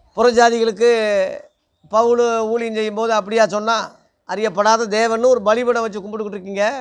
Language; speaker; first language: Tamil; non-native, local second language; Telugu